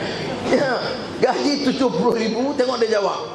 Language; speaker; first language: Malay; native; Malay